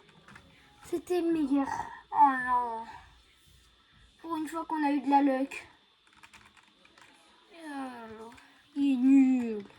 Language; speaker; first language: French; native; French